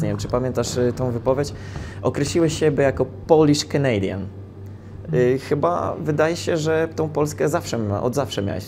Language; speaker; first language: Polish; native; Polish